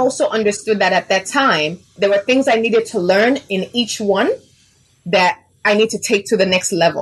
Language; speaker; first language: English; non-native, local second language; Yoruba